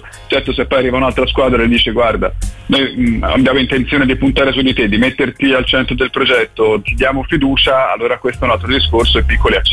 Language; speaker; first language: Italian; native; Italian